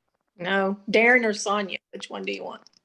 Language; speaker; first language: English; native; English